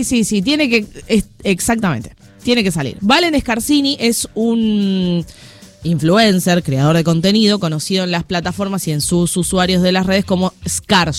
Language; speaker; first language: Spanish; native; Spanish